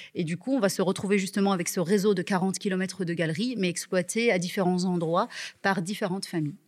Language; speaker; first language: French; non-native, local second language; Arabic